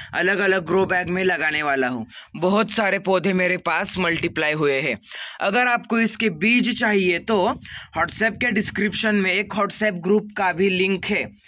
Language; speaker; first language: Hindi; non-native, local second language; Marathi